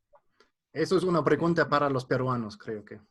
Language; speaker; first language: Spanish; non-native, fluent; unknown